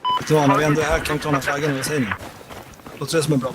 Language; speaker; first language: Swedish; native; Swedish